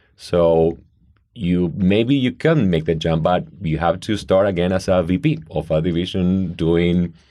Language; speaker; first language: English; non-native, fluent; Spanish